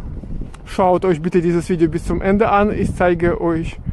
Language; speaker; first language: German; non-native, fluent; Russian